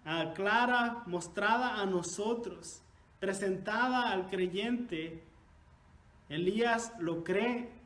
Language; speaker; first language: Spanish; native; Spanish